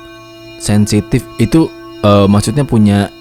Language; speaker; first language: Indonesian; native; Indonesian